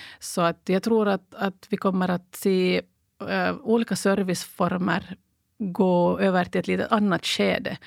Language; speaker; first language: Swedish; native; Swedish